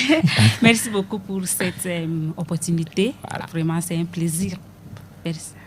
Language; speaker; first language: French; non-native, learner; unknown